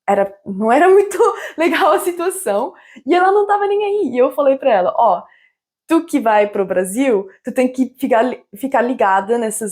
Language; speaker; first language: Portuguese; non-native, fluent; German